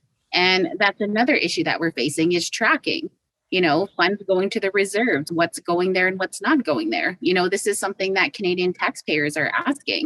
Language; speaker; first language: English; native; English